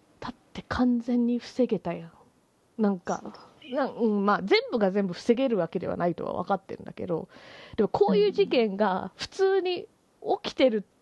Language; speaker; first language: Japanese; native; Japanese